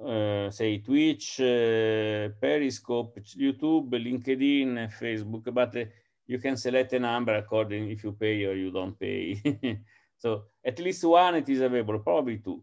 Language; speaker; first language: English; non-native, fluent; Italian